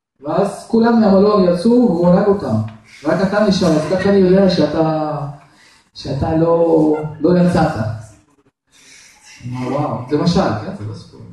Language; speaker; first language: Hebrew; non-native, fluent; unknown